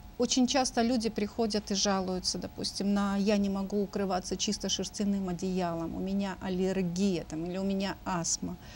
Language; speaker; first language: Russian; native; Russian